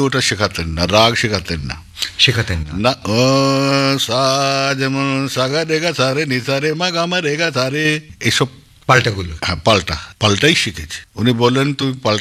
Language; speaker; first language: Bangla; non-native, local second language; Punjabi